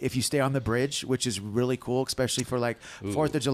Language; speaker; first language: English; native; English